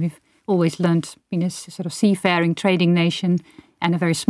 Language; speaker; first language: English; non-native, fluent; Dutch